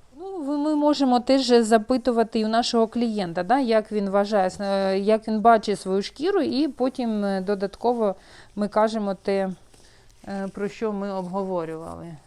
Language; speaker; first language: Ukrainian; non-native, local second language; Russian